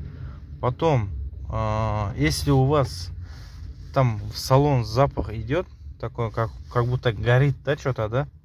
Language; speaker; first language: Russian; non-native, local second language; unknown